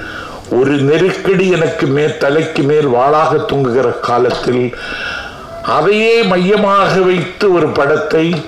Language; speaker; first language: Tamil; native; Tamil